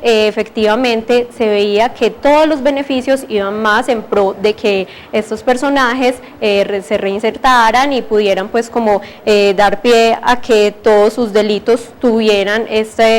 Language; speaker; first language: Spanish; native; Spanish